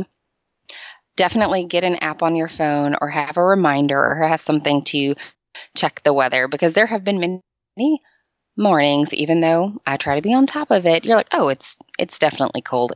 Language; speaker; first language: English; native; English